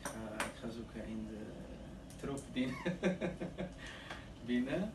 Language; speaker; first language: Dutch; non-native, learner; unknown